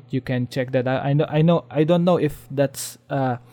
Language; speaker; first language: English; non-native, local second language; Filipino